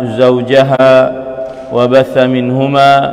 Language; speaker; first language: Arabic; non-native, fluent; Indonesian